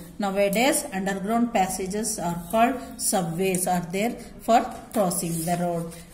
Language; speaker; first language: English; non-native, local second language; Kannada